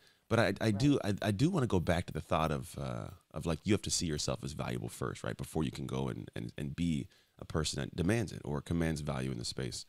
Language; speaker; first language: English; native; English